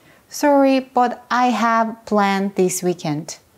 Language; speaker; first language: English; non-native, fluent; Korean